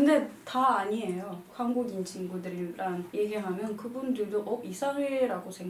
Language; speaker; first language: Korean; non-native, fluent; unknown